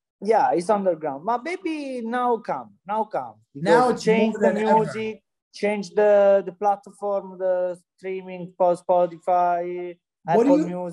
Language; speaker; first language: English; non-native, learner; Italian